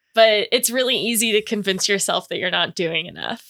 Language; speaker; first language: English; native; English